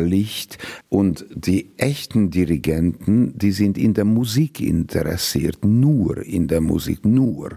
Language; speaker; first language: German; non-native, fluent; Hungarian